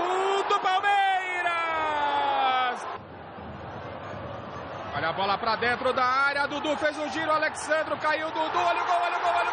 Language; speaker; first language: Portuguese; native; Portuguese